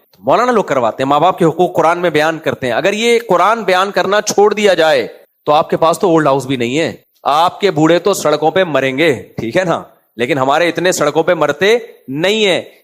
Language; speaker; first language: Urdu; native; Urdu